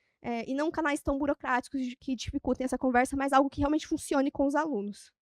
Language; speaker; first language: Portuguese; native; Portuguese